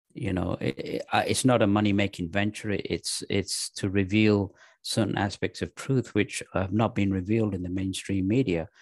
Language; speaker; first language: English; native; English